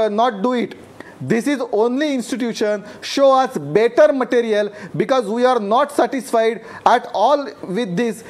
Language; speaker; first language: English; non-native, local second language; Marathi